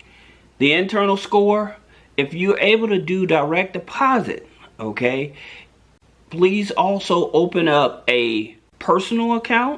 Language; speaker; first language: English; native; English